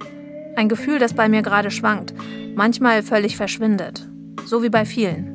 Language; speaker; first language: German; native; German